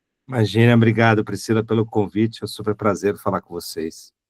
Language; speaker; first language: Portuguese; native; Portuguese